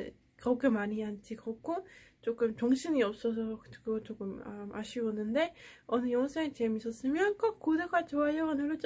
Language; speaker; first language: Korean; non-native, fluent; Dutch